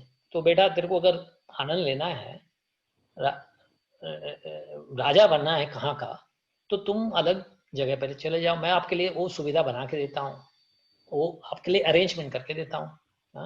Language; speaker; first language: Hindi; native; Hindi